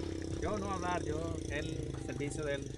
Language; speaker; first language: Spanish; native; Spanish